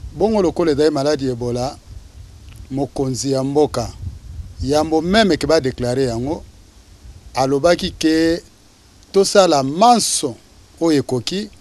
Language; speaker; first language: Lingala; native; Lingala